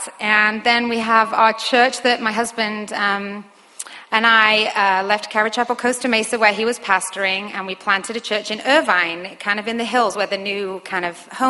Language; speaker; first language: English; native; English